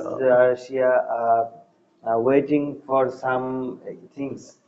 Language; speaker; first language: English; non-native, learner; Bangla